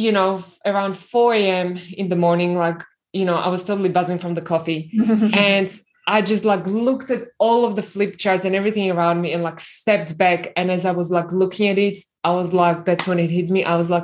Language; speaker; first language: English; non-native, fluent; Slovak